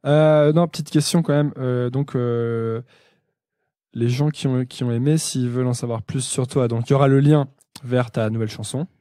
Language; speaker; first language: French; native; French